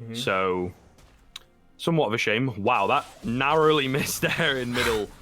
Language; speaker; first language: English; native; English